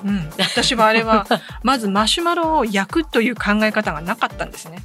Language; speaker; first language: Japanese; native; Japanese